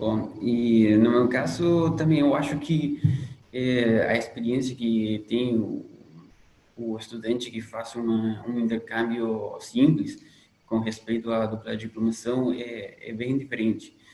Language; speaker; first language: Portuguese; non-native, fluent; Spanish